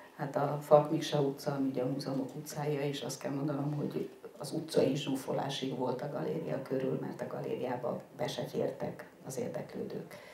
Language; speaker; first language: Hungarian; native; Hungarian